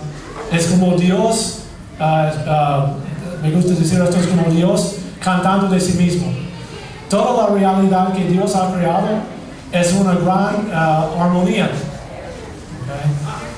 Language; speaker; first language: Spanish; non-native, fluent; English